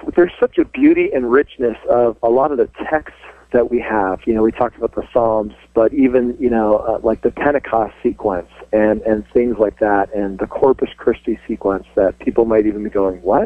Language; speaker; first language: English; native; English